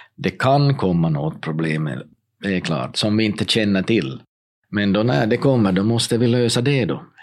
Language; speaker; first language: Swedish; native; Swedish